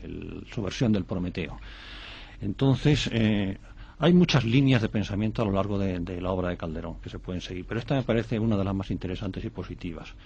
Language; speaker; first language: Spanish; native; Spanish